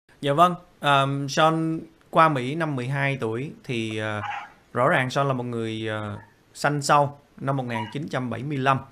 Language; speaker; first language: Vietnamese; early bilingual, other home language; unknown